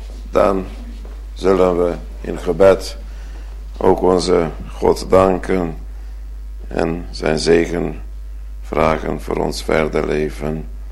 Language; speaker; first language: Dutch; non-native, fluent; Hungarian